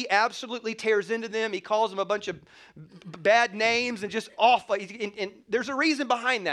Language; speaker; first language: English; native; English